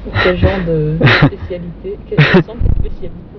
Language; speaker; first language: French; native; French